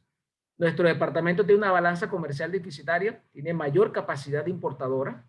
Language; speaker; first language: Spanish; native; Spanish